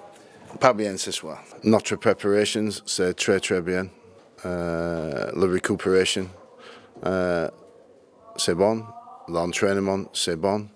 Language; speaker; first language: French; non-native, learner; English